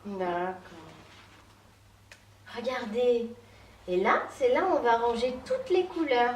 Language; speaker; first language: French; native; French